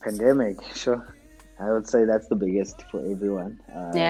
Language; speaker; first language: English; non-native, local second language; Xhosa